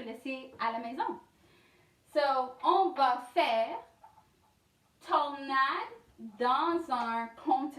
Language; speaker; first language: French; non-native, learner; English